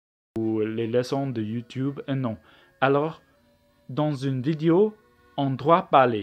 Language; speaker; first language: French; non-native, learner; English